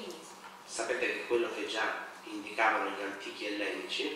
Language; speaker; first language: Italian; native; Italian